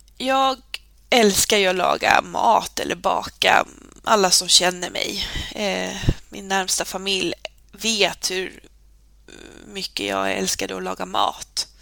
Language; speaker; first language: Swedish; early bilingual, other home language; Spanish